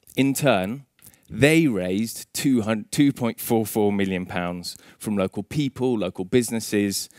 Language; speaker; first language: English; native; English